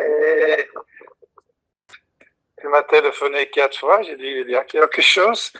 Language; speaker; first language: French; non-native, learner; Dutch